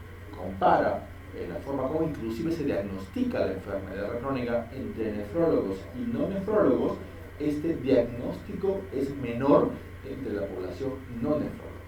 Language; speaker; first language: Spanish; native; Spanish